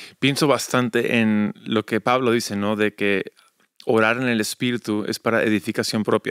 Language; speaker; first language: Spanish; early bilingual, other home language; English